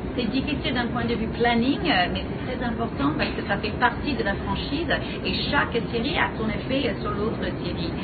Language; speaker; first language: French; native; French